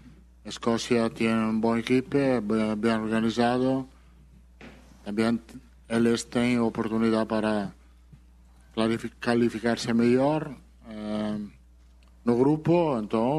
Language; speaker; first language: Portuguese; non-native, fluent; Spanish